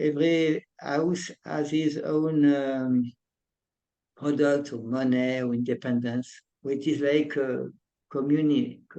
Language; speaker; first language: English; non-native, fluent; French